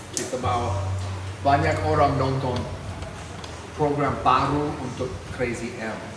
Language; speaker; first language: Indonesian; non-native, fluent; English